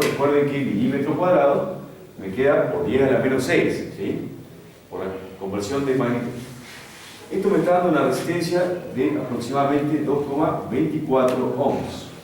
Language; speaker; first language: Spanish; native; Spanish